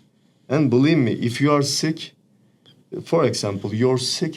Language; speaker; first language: English; non-native, learner; Turkish